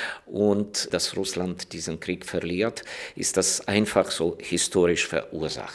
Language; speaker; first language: German; non-native, fluent; Ukrainian